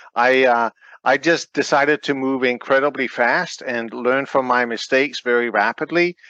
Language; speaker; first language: English; non-native, fluent; Danish